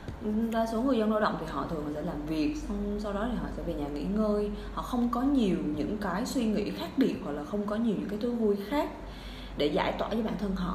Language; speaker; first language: Vietnamese; native; Vietnamese